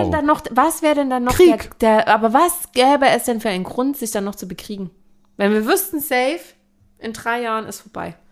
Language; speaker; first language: German; native; German